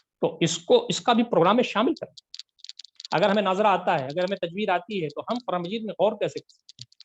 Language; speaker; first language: Urdu; native; Urdu